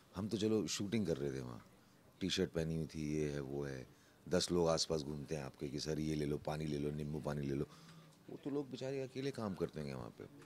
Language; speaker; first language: Hindi; native; Hindi